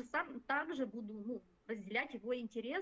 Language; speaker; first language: Russian; native; Russian